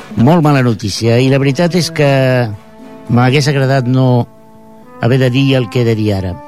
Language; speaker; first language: Catalan; native; Catalan